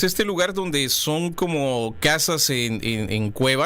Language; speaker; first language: Spanish; native; Spanish